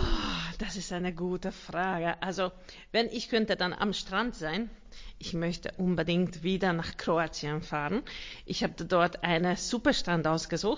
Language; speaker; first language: German; non-native, learner; Hungarian